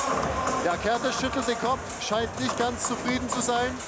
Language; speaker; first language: German; native; German